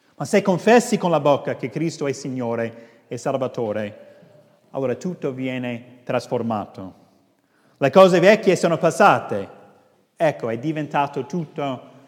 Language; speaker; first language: Italian; non-native, fluent; English